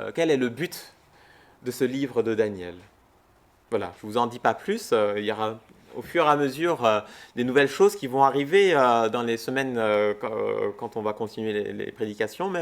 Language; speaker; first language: French; native; French